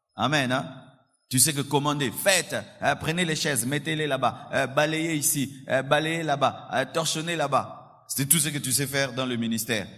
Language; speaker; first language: French; non-native, local second language; Lingala